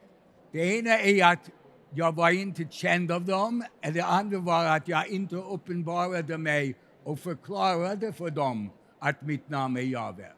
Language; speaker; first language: Swedish; non-native, fluent; English